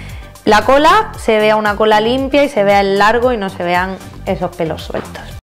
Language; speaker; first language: Spanish; native; Spanish